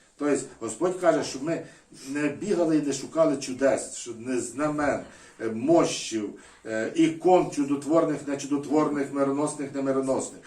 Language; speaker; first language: Ukrainian; non-native, local second language; Russian